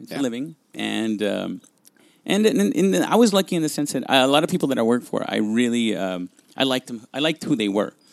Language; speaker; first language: English; early bilingual, other home language; Spanish